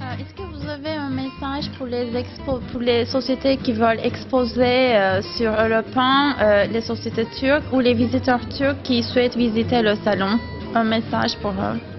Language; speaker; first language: French; non-native, fluent; Turkish